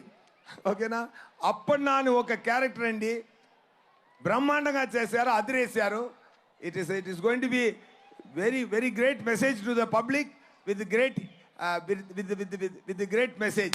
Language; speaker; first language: Telugu; non-native, local second language; Tamil